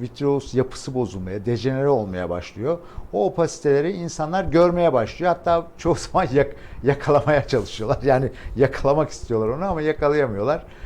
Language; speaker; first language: Turkish; native; Turkish